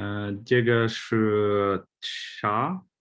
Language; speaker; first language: Chinese; non-native, learner; English